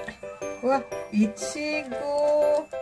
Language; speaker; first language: Japanese; non-native, fluent; Filipino